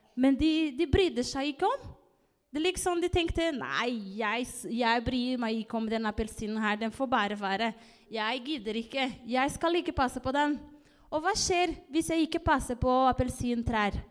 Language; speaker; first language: Norwegian; non-native, fluent; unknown